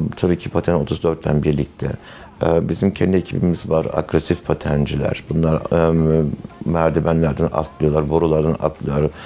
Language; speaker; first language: Turkish; early bilingual, heritage; Turkish